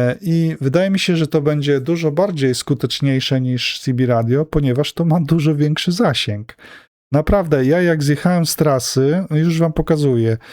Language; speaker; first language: Polish; native; Polish